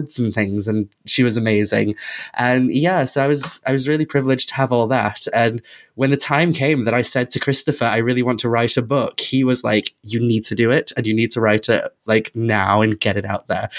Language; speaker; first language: English; non-native, local second language; Welsh